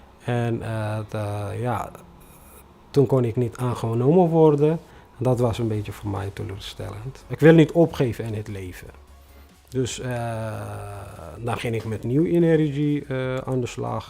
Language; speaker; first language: Dutch; non-native, fluent; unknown